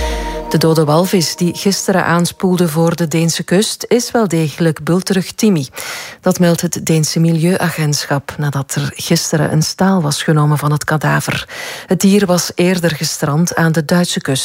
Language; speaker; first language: Dutch; native; Dutch